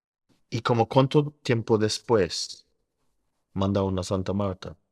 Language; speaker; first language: Spanish; early bilingual, heritage; Spanish